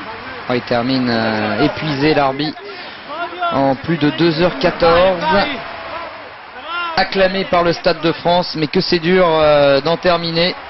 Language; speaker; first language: French; native; French